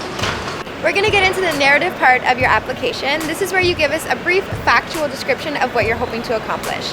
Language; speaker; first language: English; native; English